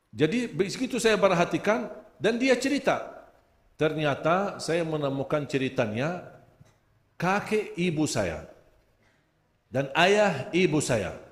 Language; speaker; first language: Malay; non-native, fluent; Arabic